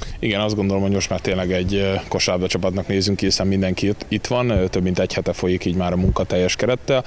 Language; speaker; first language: Hungarian; native; Hungarian